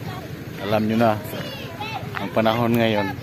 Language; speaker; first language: Filipino; early bilingual, heritage; Filipino